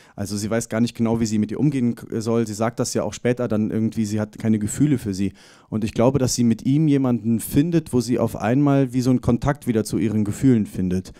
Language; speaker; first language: German; native; German